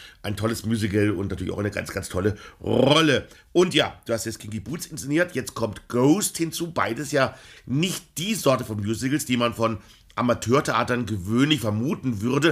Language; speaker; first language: German; native; German